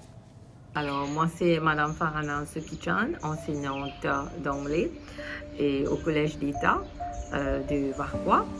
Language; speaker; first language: French; non-native, local second language; Morisyen